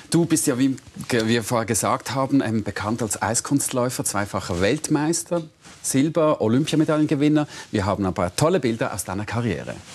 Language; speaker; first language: German; native; German